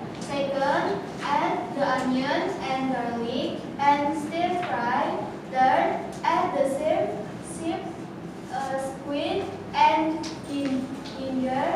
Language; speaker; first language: English; non-native, local second language; Indonesian